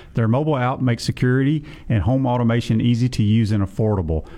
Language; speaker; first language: English; native; English